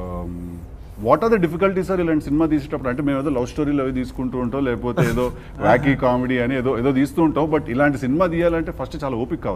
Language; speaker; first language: Telugu; native; Telugu